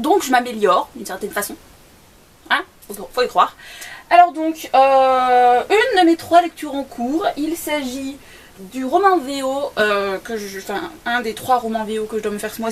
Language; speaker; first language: French; native; French